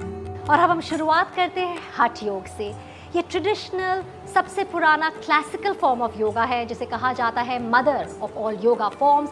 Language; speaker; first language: Hindi; native; Hindi